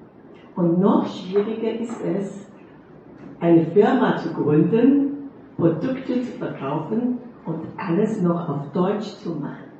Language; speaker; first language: German; non-native, fluent; Chinese